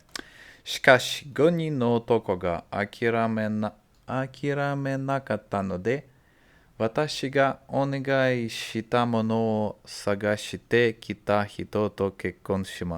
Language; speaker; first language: Japanese; non-native, learner; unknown